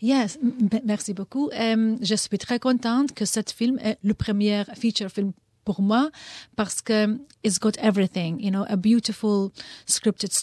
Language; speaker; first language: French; non-native, learner; Maltese